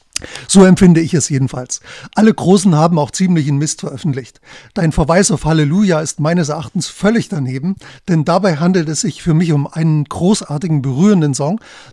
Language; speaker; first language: German; native; German